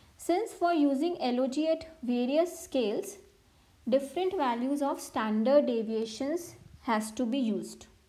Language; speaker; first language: English; non-native, local second language; Hindi